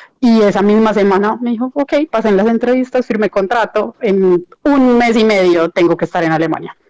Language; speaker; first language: Spanish; native; Spanish